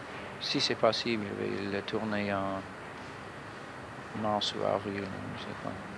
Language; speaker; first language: French; non-native, fluent; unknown